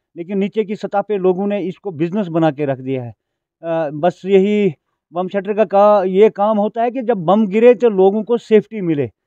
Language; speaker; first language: Hindi; non-native, local second language; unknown